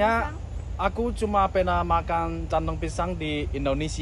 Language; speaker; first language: Indonesian; non-native, fluent; Chinese